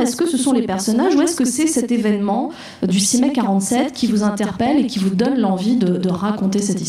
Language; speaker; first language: French; native; French